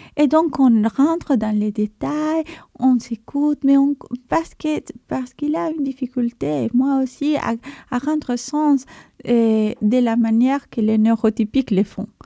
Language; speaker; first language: French; non-native, fluent; Spanish